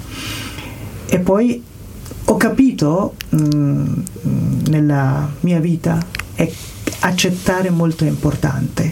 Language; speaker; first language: Italian; non-native, learner; Persian